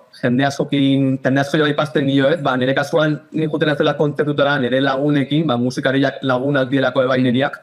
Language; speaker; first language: Basque; native; Basque